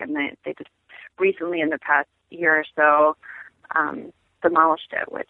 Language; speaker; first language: English; native; English